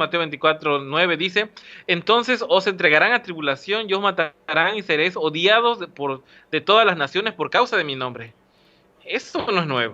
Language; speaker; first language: Spanish; native; Spanish